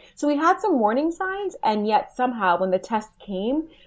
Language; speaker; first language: English; native; English